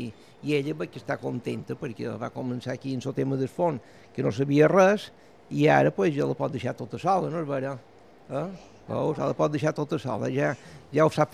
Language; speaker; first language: Catalan; native; Catalan